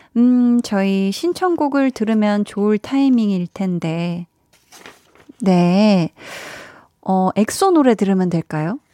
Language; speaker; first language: Korean; native; Korean